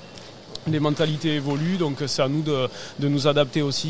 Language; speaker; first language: French; native; French